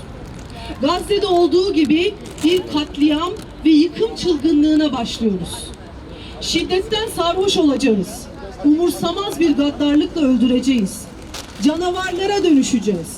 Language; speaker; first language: Turkish; native; Turkish